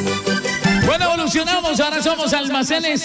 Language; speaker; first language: Spanish; native; Spanish